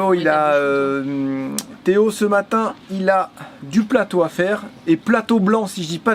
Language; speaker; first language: French; native; French